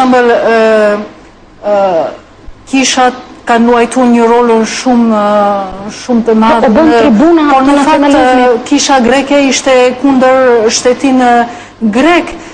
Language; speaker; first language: Albanian; non-native, fluent; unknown